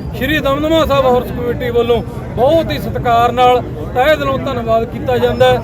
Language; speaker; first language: Punjabi; native; Punjabi